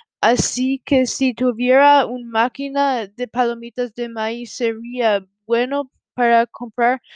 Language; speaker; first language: Spanish; non-native, learner; English